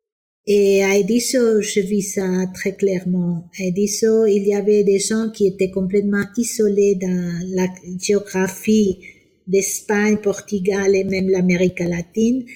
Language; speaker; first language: French; non-native, fluent; Spanish